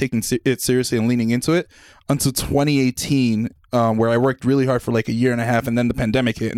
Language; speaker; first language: English; early bilingual, other home language; Spanish